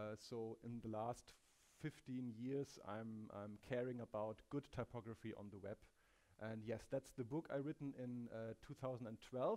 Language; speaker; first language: English; non-native, fluent; German